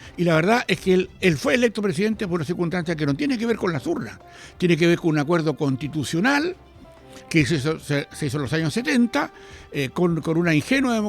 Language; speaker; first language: Spanish; native; Spanish